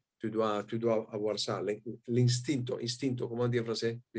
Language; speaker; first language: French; non-native, fluent; Italian